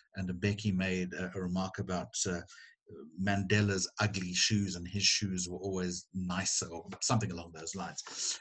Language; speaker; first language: English; native; English